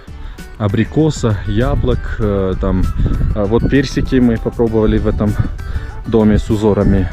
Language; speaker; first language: Russian; non-native, local second language; Tajik